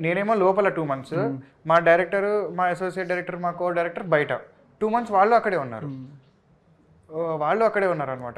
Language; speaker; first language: Telugu; native; Telugu